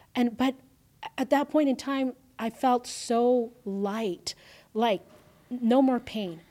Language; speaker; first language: English; early bilingual, other home language; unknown